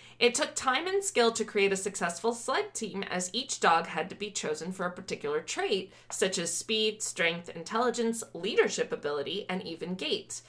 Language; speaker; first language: English; native; English